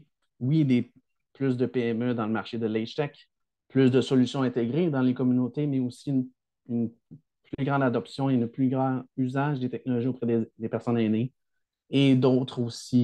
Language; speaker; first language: French; native; French